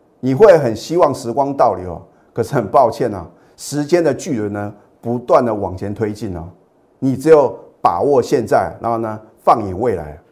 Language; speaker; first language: Chinese; native; Chinese